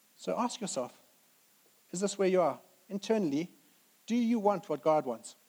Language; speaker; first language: English; native; English